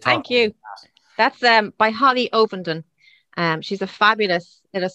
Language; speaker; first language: English; native; English